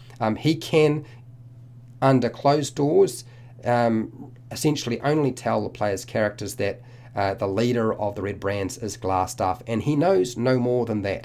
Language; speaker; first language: English; native; English